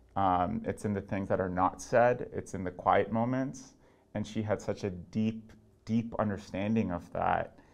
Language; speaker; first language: English; non-native, local second language; Urdu